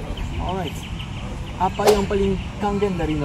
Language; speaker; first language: Indonesian; non-native, fluent; French